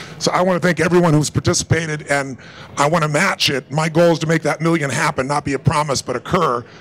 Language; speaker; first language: English; native; English